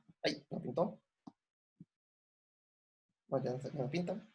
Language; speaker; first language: Spanish; native; Spanish